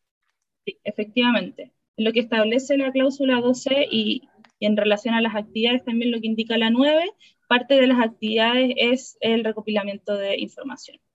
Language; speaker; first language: Spanish; native; Spanish